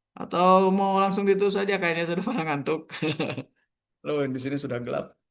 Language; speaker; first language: Indonesian; non-native, local second language; Sundanese